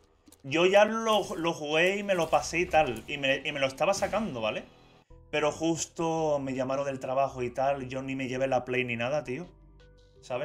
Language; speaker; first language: Spanish; native; Spanish